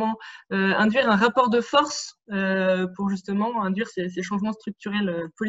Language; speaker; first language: French; native; French